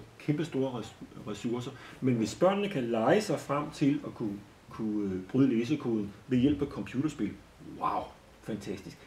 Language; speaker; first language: Danish; native; Danish